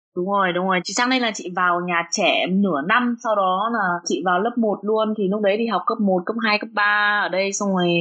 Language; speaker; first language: Vietnamese; early bilingual, other home language; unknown